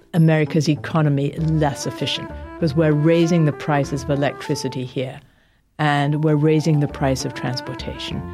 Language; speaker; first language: English; native; English